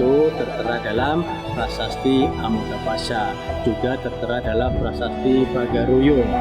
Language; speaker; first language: Malay; native; Malay